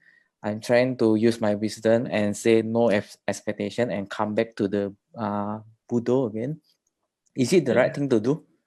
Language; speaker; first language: English; non-native, learner; Indonesian